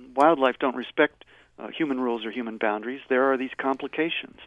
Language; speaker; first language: English; native; English